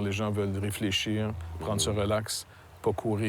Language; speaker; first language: French; native; French